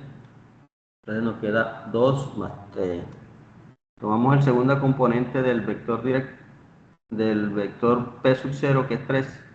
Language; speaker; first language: Spanish; native; Spanish